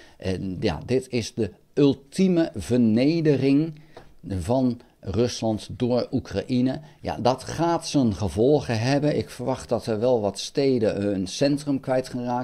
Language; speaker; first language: Dutch; native; Dutch